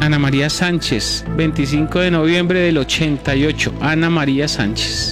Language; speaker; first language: Spanish; native; Spanish